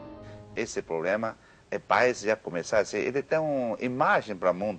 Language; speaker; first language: Portuguese; non-native, learner; Chinese